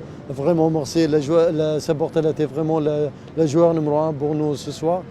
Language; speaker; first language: French; non-native, learner; Arabic